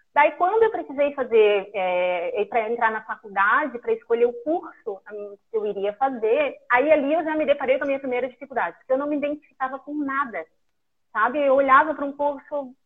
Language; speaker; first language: Portuguese; native; Portuguese